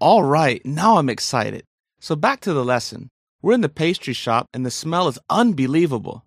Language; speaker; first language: English; native; English